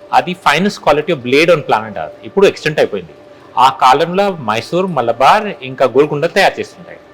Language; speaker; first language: Telugu; non-native, local second language; Punjabi